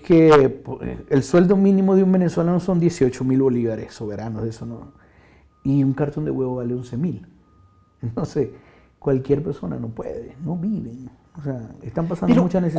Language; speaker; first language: Spanish; native; Spanish